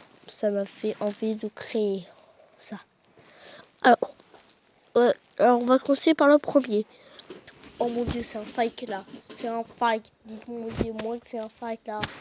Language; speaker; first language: French; native; French